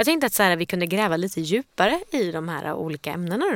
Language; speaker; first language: Swedish; native; Swedish